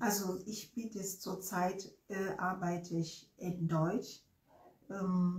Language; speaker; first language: German; non-native, fluent; Ewe